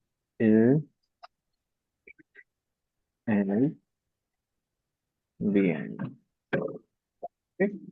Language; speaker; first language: French; non-native, fluent; Hindi